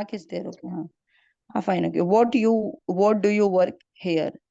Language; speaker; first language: English; non-native, learner; Arabic